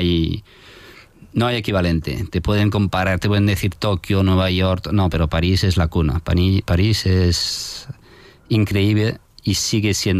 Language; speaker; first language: Spanish; non-native, fluent; French